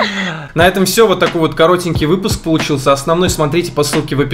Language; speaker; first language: Russian; native; Russian